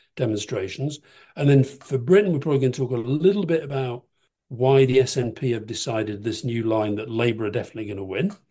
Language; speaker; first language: English; native; English